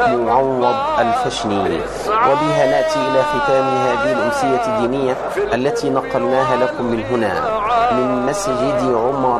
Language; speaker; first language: Arabic; native; Arabic